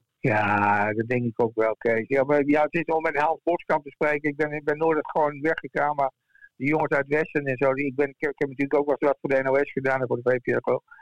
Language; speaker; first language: Dutch; native; Dutch